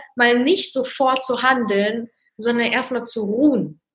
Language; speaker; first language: German; early bilingual, other home language; Russian